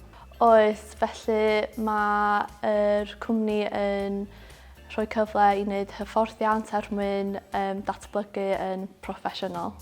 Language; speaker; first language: Welsh; non-native, local second language; English